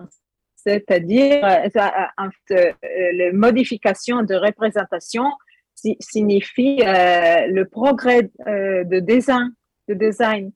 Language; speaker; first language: French; non-native, learner; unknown